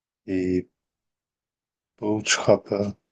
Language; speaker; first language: Dutch; non-native, learner; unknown